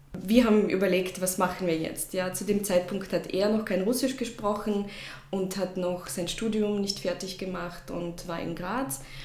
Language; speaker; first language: German; non-native, fluent; Russian